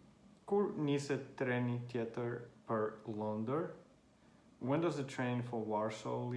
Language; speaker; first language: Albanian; non-native, learner; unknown